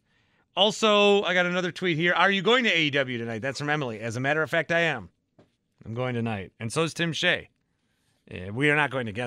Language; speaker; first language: English; native; English